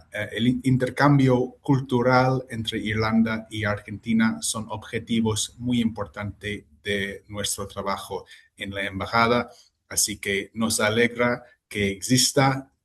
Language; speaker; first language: Spanish; non-native, fluent; English